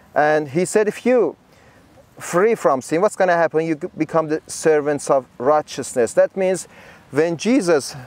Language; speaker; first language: English; non-native, fluent; Persian